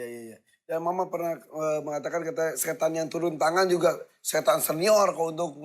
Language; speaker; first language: Indonesian; native; Indonesian